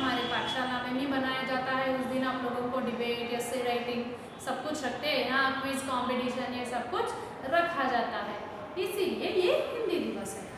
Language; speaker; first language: Hindi; non-native, local second language; Telugu